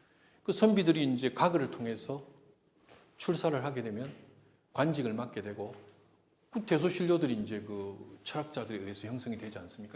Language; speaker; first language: Korean; native; Korean